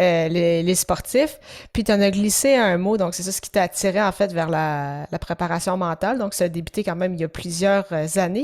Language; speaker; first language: French; native; French